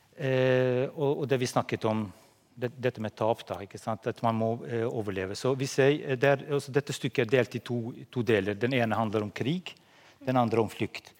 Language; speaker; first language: Norwegian; non-native, fluent; Albanian